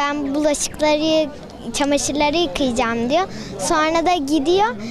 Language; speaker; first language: Turkish; non-native, learner; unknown